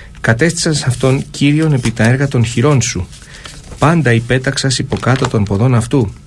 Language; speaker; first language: Greek; native; Greek